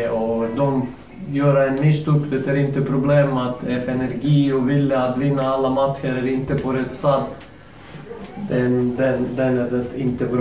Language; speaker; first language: Swedish; non-native, fluent; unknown